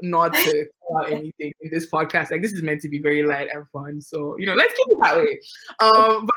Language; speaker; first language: English; non-native, local second language; Yoruba